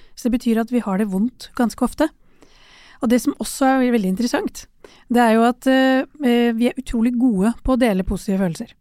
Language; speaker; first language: Norwegian; early bilingual, other home language; Urdu